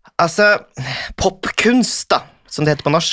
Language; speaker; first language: Norwegian; native; Norwegian